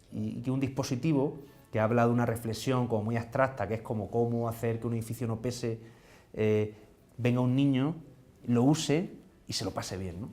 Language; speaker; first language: Spanish; native; Spanish